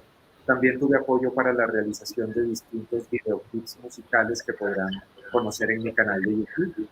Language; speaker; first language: Spanish; native; Spanish